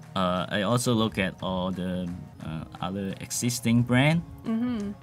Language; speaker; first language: English; non-native, local second language; Cantonese